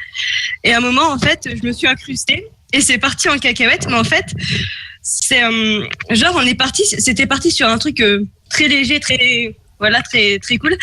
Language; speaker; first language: French; native; French